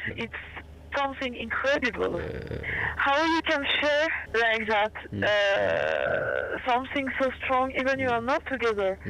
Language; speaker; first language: English; non-native, learner; French